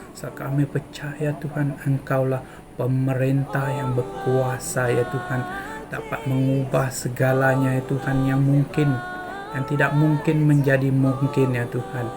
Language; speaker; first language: Malay; non-native, local second language; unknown